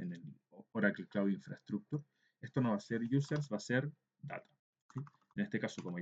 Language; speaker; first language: Spanish; native; Spanish